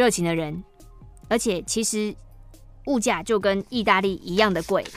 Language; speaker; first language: Chinese; native; Chinese